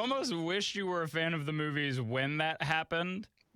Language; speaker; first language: English; native; English